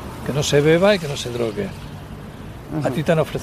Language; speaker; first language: Spanish; native; Spanish